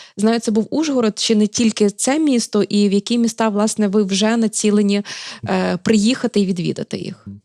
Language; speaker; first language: Ukrainian; native; Ukrainian